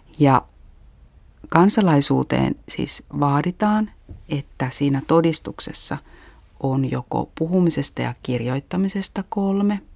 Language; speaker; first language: Finnish; native; Finnish